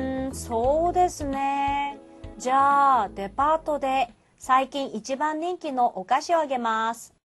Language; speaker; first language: Japanese; non-native, fluent; Korean